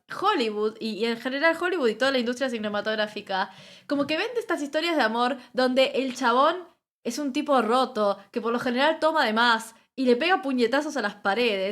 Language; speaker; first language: Spanish; native; Spanish